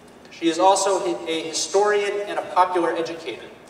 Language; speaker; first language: English; native; English